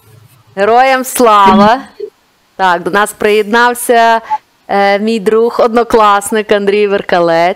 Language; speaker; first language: Ukrainian; native; Ukrainian